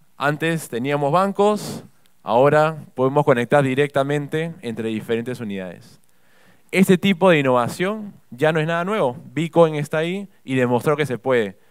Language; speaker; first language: Spanish; native; Spanish